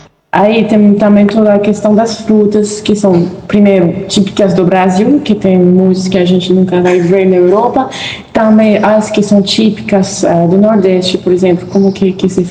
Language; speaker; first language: Portuguese; non-native, fluent; French